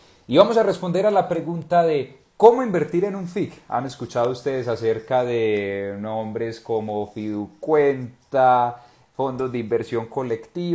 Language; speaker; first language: Spanish; native; Spanish